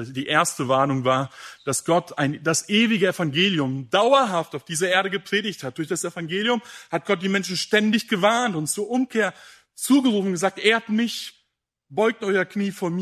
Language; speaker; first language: German; native; German